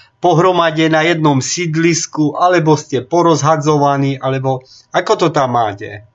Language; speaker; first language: Slovak; non-native, local second language; Romany